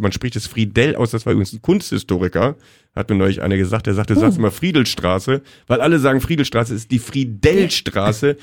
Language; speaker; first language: German; native; German